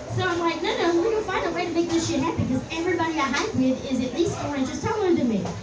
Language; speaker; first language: English; native; English